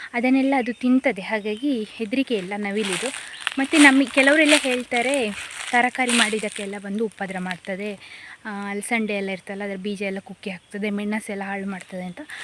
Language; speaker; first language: Kannada; native; Kannada